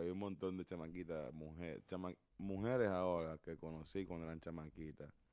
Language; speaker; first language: Spanish; early bilingual, heritage; Spanish